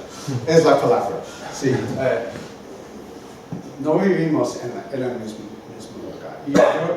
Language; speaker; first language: Spanish; non-native, fluent; English